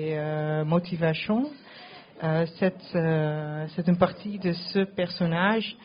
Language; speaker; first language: French; non-native, fluent; Dutch